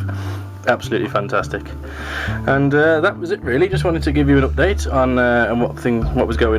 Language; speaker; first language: English; native; English